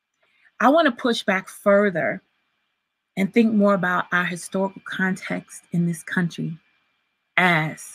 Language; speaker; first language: English; native; English